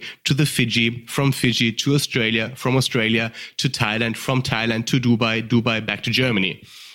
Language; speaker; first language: English; non-native, fluent; German